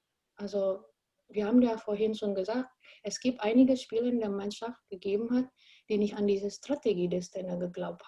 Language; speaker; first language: German; non-native, fluent; Indonesian